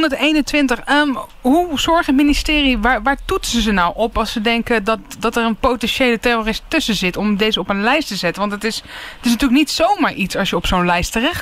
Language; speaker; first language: Dutch; native; Dutch